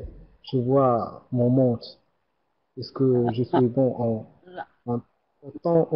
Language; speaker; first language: French; non-native, learner; Arabic